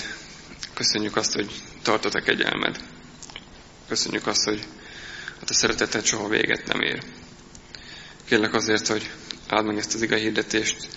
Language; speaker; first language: Hungarian; native; Hungarian